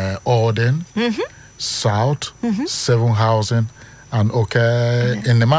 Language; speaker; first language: Dutch; non-native, fluent; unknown